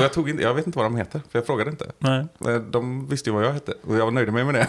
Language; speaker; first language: Swedish; native; Swedish